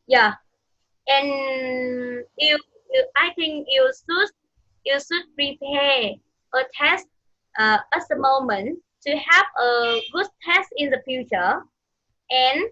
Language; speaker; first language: English; non-native, fluent; Vietnamese